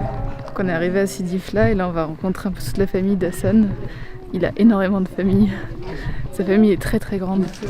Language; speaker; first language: French; native; French